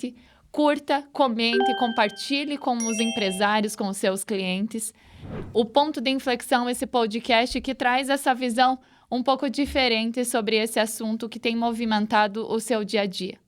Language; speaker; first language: Portuguese; native; Portuguese